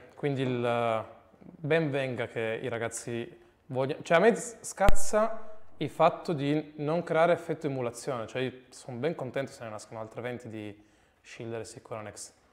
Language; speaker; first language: Italian; early bilingual, other home language; Arabic